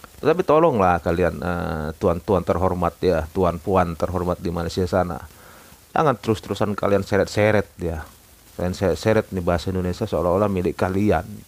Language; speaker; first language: Indonesian; native; Indonesian